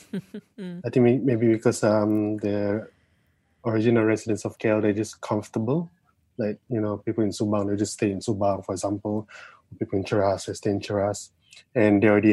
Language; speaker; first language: English; non-native, local second language; Malay